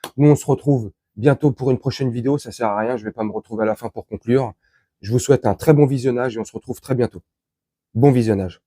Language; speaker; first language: French; native; French